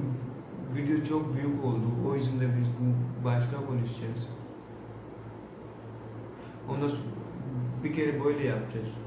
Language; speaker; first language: Turkish; non-native, learner; Urdu